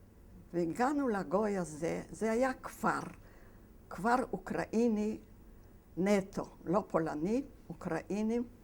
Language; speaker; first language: Hebrew; non-native, fluent; Polish